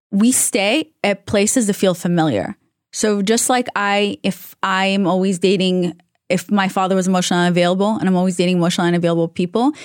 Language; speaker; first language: English; non-native, fluent; Hebrew